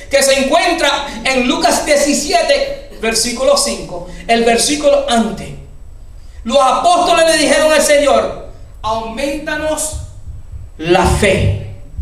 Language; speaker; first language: Spanish; early bilingual, heritage; Spanish